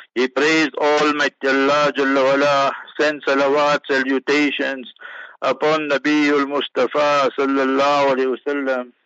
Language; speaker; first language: English; native; English